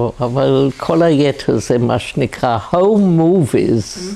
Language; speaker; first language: Hebrew; non-native, fluent; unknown